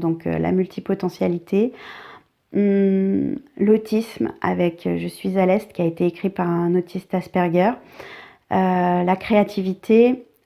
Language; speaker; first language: French; native; French